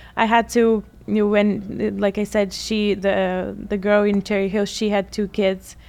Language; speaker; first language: English; non-native, fluent; Bulgarian